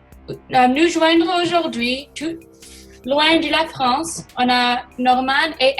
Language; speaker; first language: French; non-native, learner; English